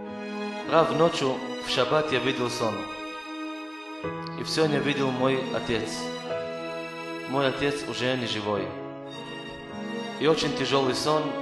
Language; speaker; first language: Russian; non-native, learner; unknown